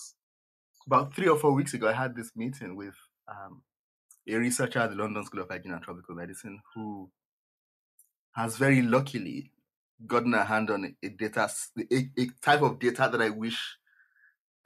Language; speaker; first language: English; non-native, local second language; Yoruba